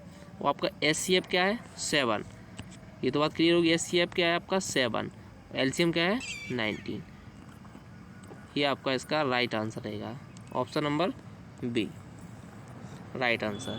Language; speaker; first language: Hindi; native; Hindi